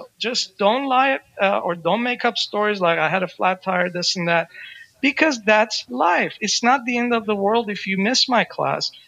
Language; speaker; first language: English; non-native, fluent; Persian